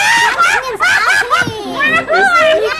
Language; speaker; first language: English; non-native, learner; Indonesian